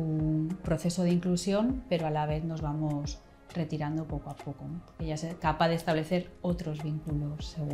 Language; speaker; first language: Spanish; native; Spanish